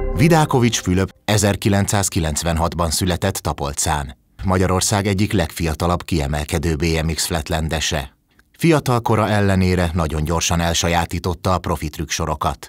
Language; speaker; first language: Hungarian; native; Hungarian